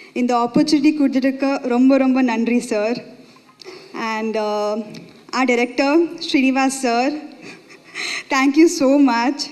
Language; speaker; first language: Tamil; non-native, learner; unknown